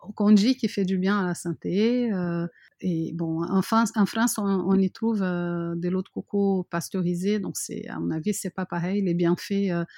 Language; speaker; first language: French; non-native, fluent; Portuguese